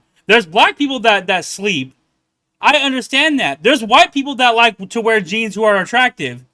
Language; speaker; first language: English; native; English